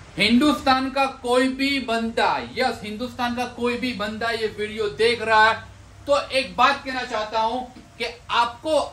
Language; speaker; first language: Hindi; non-native, local second language; Gujarati